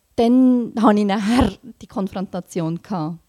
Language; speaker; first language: German; native; German